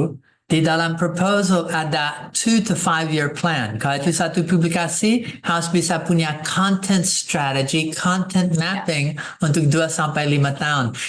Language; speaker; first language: Indonesian; non-native, fluent; English